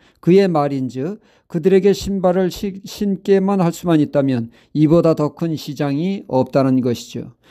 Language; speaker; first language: Korean; native; Korean